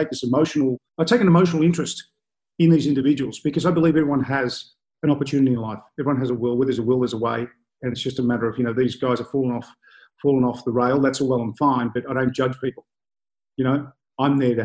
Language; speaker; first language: English; native; English